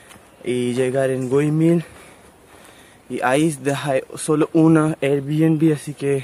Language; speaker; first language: Spanish; non-native, learner; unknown